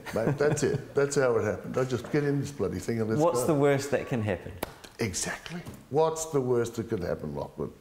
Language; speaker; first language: English; native; English